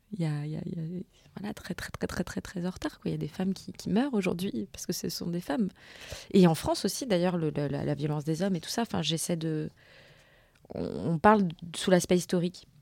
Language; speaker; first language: French; native; French